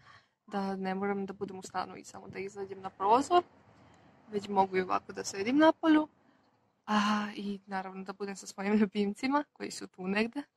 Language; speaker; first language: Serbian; non-native, local second language; Slovak